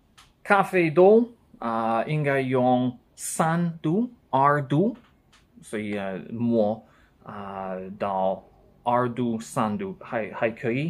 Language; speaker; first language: Chinese; non-native, learner; English